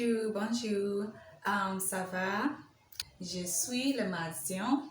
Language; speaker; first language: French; non-native, learner; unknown